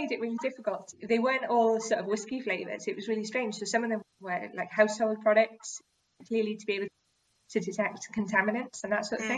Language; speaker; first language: English; native; English